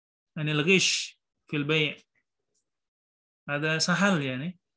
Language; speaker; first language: Arabic; non-native, fluent; Indonesian